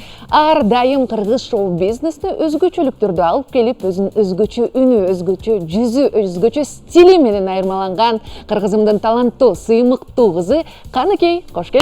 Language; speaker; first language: Kyrgyz; native; Kyrgyz